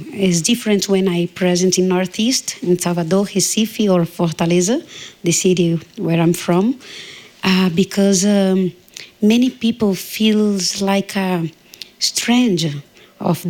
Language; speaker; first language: English; non-native, learner; Portuguese